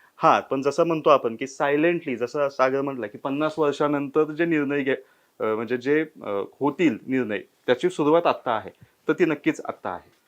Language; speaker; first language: Marathi; native; Marathi